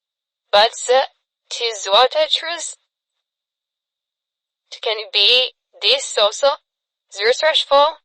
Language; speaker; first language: English; non-native, fluent; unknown